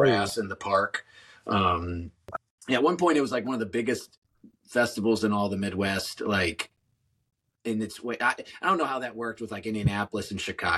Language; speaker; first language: English; native; English